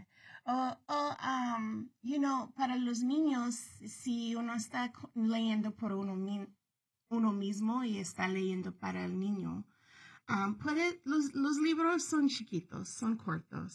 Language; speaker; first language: Spanish; early bilingual, heritage; Spanish